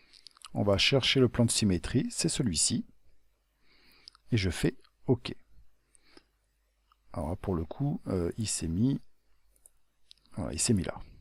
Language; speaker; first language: French; native; French